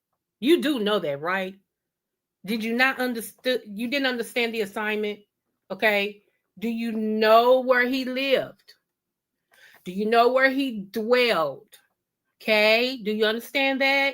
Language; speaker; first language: English; native; English